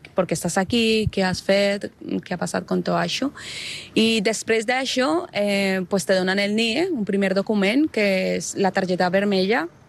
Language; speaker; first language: Catalan; non-native, fluent; Spanish